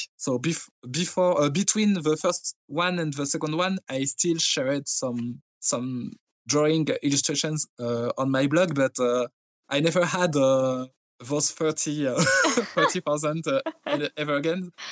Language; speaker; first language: English; non-native, fluent; French